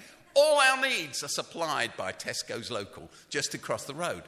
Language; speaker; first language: English; native; English